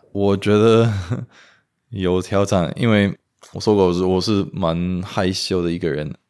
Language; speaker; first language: Chinese; non-native, fluent; Romanian